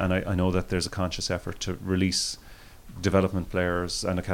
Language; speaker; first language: English; native; English